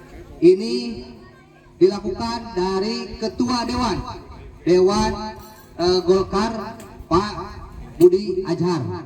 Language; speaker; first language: Indonesian; non-native, local second language; Sundanese